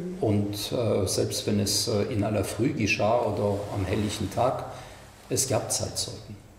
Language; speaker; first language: German; non-native, fluent; French